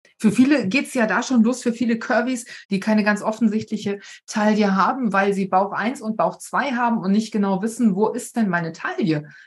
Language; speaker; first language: German; native; German